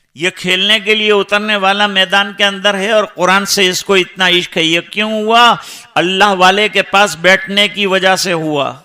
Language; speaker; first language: Urdu; non-native, local second language; Gujarati